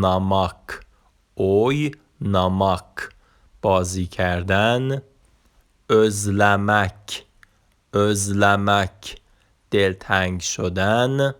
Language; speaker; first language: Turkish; non-native, fluent; Persian